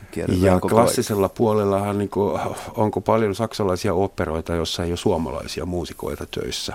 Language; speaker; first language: Finnish; non-native, fluent; German